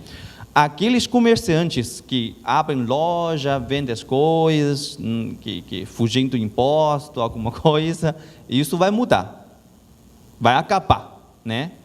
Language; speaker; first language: Portuguese; non-native, learner; Chinese